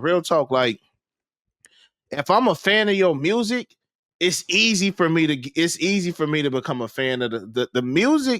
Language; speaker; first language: English; native; English